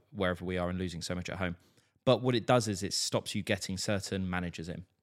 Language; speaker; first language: English; native; English